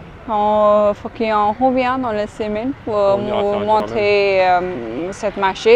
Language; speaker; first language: French; non-native, fluent; Hindi